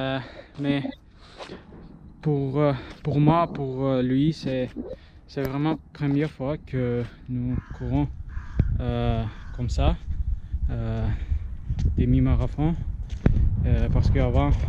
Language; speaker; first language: French; non-native, learner; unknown